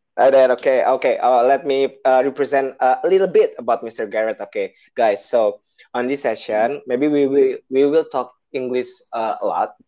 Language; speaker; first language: English; non-native, learner; Indonesian